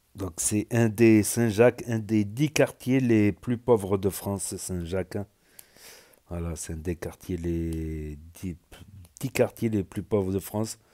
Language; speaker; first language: French; native; French